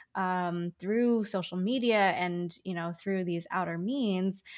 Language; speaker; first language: English; native; English